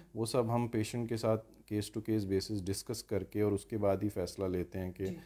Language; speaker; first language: Hindi; native; Hindi